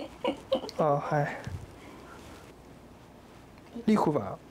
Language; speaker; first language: Japanese; non-native, learner; Chinese